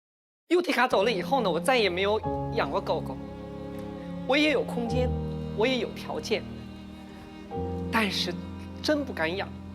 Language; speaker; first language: Chinese; native; Chinese